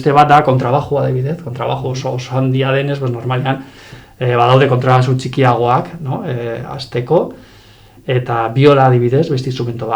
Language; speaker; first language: Basque; non-native, local second language; Spanish